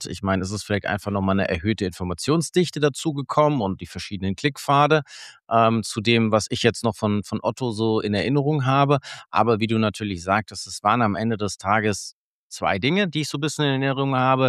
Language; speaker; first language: German; native; German